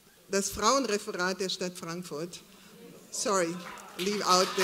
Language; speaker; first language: German; native; German